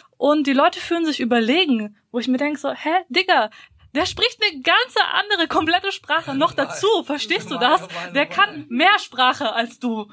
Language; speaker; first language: German; early bilingual, other home language; Bosnian